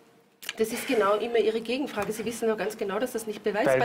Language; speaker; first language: German; native; German